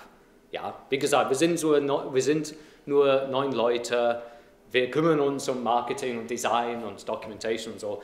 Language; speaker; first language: German; non-native, fluent; English